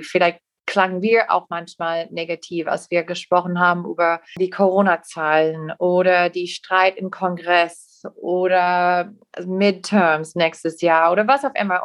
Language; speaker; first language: German; non-native, fluent; English